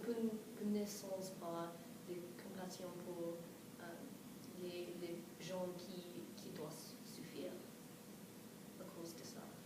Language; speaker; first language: French; non-native, fluent; English